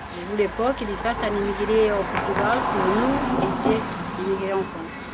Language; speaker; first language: French; non-native, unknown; Portuguese